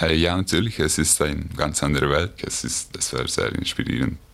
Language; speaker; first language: German; non-native, learner; Hungarian